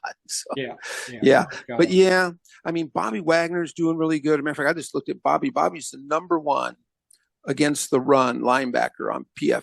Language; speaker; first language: English; native; English